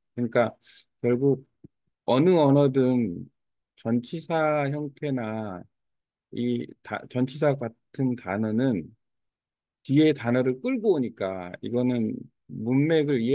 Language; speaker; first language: Korean; native; Korean